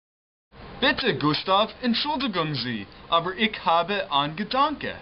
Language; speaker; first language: German; non-native, learner; English